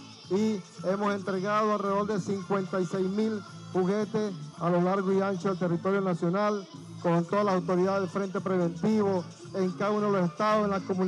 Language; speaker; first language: Spanish; native; Spanish